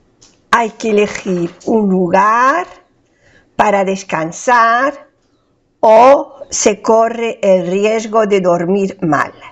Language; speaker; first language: Spanish; non-native, fluent; French